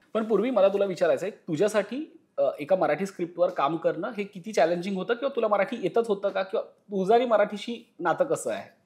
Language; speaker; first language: Marathi; native; Marathi